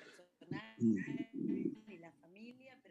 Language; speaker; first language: Spanish; native; Spanish